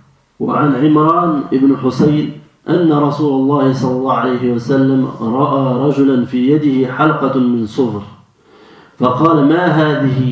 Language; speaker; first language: Arabic; non-native, fluent; French